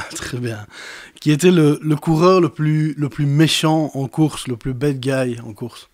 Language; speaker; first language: French; native; French